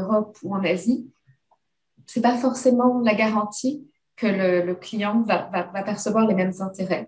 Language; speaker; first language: French; native; French